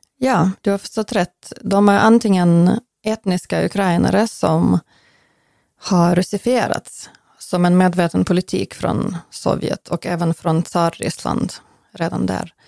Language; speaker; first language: Swedish; non-native, fluent; Ukrainian